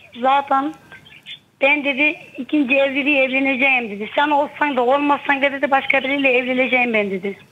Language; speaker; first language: Turkish; non-native, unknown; Arabic